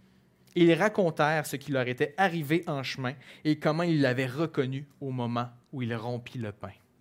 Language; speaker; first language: French; native; French